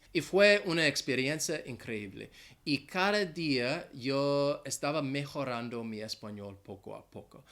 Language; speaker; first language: Spanish; non-native, fluent; English